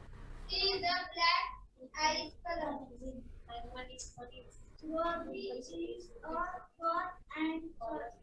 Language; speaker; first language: English; non-native, learner; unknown